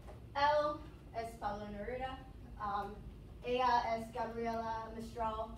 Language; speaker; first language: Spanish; non-native, learner; English